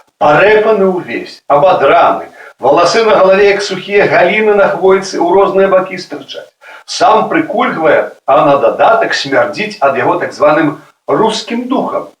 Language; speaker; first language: Belarusian; native; Belarusian